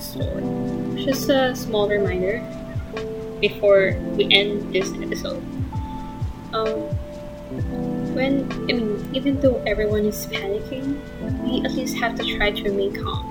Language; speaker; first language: English; non-native, local second language; Filipino